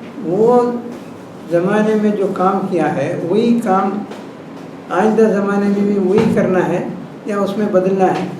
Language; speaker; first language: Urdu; non-native, local second language; Malayalam